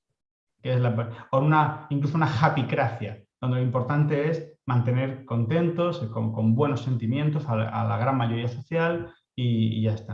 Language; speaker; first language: Spanish; native; Spanish